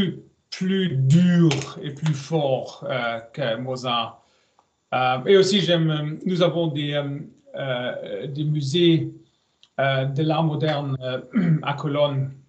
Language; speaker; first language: French; non-native, learner; German